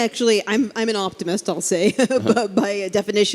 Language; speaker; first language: English; native; English